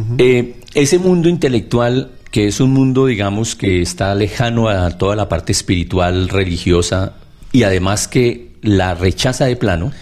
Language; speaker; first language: Spanish; native; Spanish